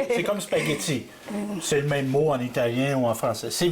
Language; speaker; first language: French; native; French